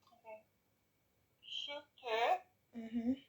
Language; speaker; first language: French; non-native, learner; English